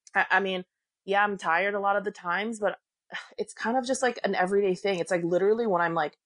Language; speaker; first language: English; early bilingual, other home language; Korean